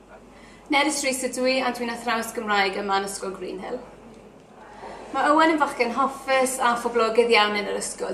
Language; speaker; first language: Welsh; native; Welsh